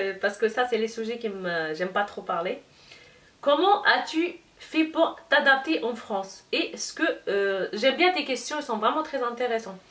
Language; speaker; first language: French; non-native, local second language; Arabic